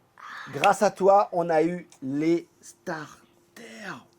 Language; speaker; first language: French; native; French